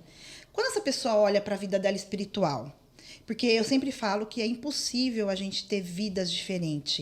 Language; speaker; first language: Portuguese; native; Portuguese